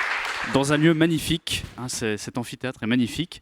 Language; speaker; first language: French; native; French